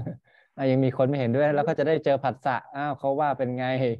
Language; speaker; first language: Thai; native; Thai